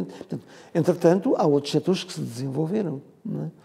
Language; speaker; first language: Portuguese; native; Portuguese